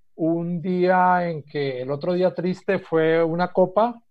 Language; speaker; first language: Spanish; native; Spanish